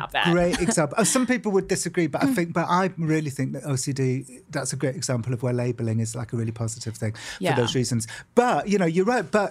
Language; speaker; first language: English; native; English